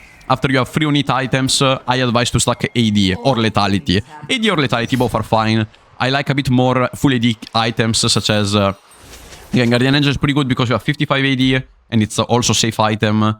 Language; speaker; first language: English; non-native, fluent; Italian